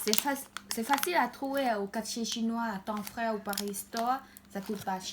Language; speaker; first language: French; non-native, learner; Khmer